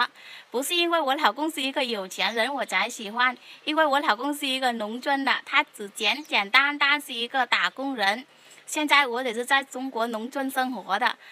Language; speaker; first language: Chinese; non-native, fluent; Vietnamese